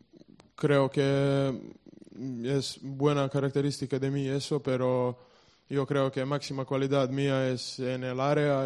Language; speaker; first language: Spanish; non-native, learner; Serbian